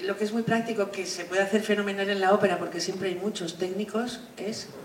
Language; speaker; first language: Spanish; native; Spanish